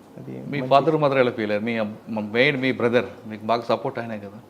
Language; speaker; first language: Telugu; native; Telugu